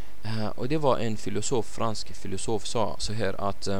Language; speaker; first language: Swedish; non-native, fluent; Arabic